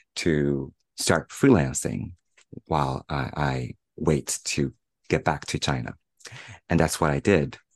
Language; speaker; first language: English; non-native, fluent; Chinese